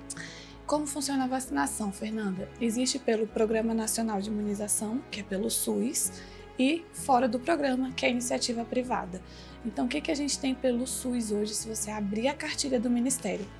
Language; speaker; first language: Portuguese; native; Portuguese